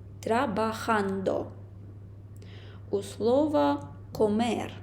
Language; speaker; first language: Spanish; non-native, fluent; Ukrainian